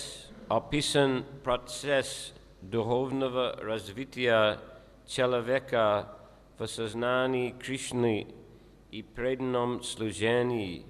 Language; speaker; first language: Russian; non-native, fluent; English